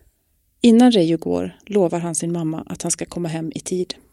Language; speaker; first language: Swedish; native; Swedish